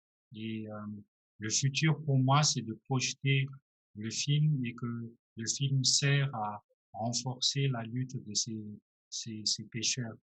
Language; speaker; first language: French; non-native, local second language; Malagasy